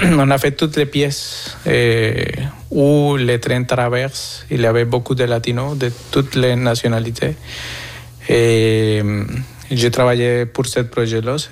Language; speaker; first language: French; non-native, fluent; Spanish